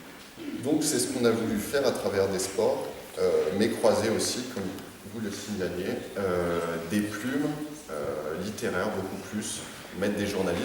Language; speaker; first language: French; native; French